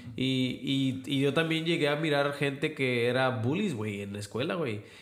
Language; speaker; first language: Spanish; native; Spanish